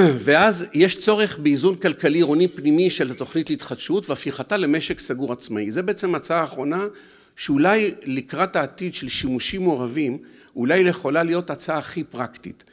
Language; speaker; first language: Hebrew; native; Hebrew